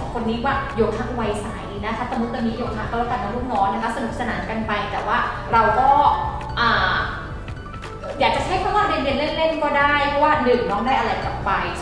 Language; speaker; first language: Thai; native; Thai